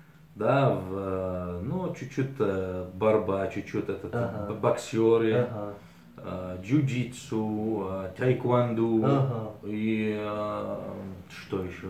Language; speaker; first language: Russian; early bilingual, heritage; Arabic